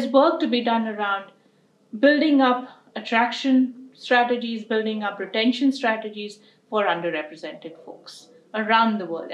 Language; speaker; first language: English; non-native, local second language; Hindi